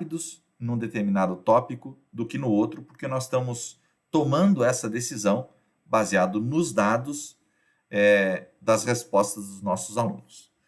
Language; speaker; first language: Portuguese; native; Portuguese